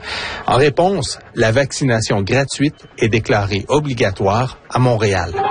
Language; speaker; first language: French; native; French